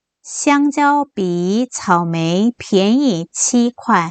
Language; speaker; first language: Chinese; non-native, fluent; Korean